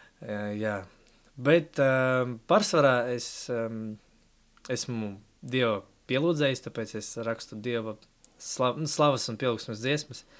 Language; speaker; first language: Latvian; non-native, local second language; Russian